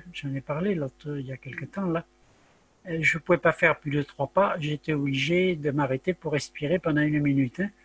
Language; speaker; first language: French; native; French